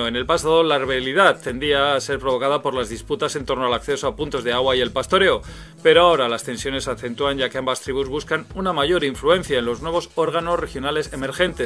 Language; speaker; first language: Spanish; native; Spanish